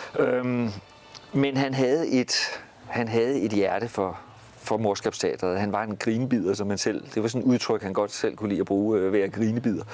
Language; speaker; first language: Danish; native; Danish